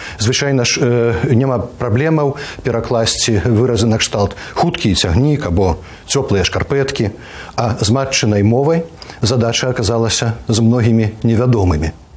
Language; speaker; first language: Belarusian; native; Belarusian